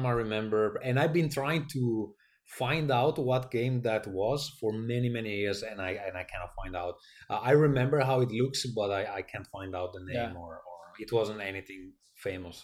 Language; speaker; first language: English; non-native, fluent; Italian